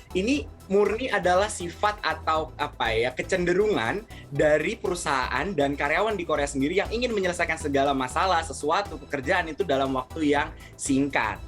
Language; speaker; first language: Indonesian; native; Indonesian